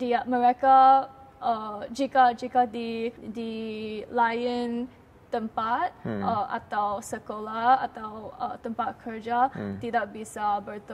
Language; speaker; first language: Indonesian; non-native, learner; Chinese